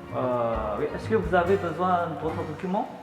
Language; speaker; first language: French; non-native, learner; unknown